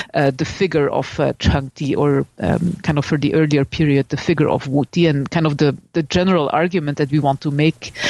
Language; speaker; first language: English; non-native, fluent; Dutch